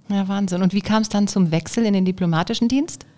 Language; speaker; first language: German; native; German